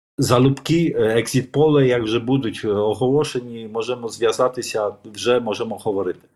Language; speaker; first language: Ukrainian; non-native, fluent; Polish